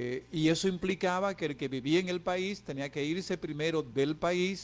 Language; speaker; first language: Spanish; native; Spanish